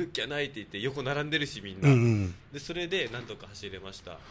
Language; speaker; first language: Japanese; native; Japanese